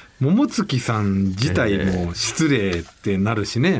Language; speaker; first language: Japanese; native; Japanese